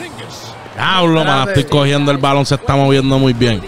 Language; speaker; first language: Spanish; native; Spanish